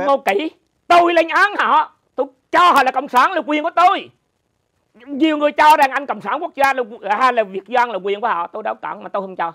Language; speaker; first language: Vietnamese; native; Vietnamese